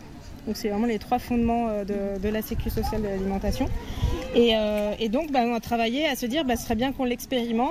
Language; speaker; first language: French; native; French